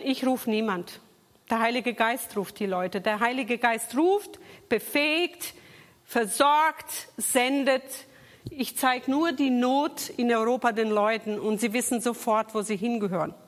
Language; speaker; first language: German; non-native, fluent; Portuguese